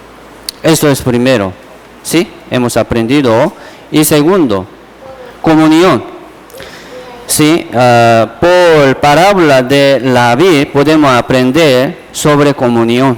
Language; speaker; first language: Spanish; non-native, fluent; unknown